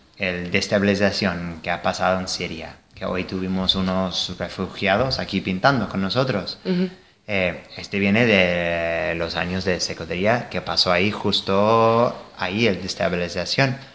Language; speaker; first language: Spanish; non-native, fluent; English